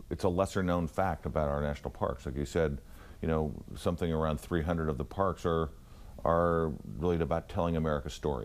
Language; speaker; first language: English; native; English